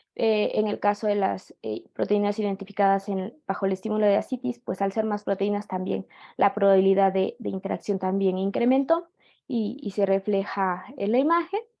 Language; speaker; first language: Spanish; native; Spanish